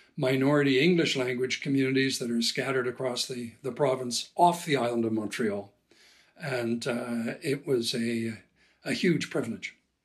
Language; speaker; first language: English; native; English